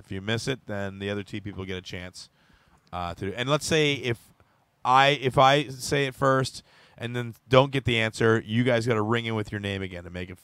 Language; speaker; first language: English; native; English